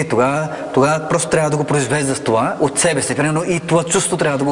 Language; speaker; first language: Bulgarian; non-native, fluent; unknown